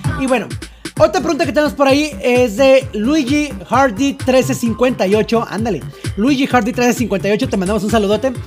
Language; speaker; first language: Spanish; native; Spanish